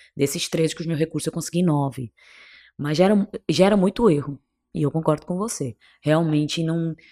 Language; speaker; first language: Portuguese; non-native, local second language; Kabuverdianu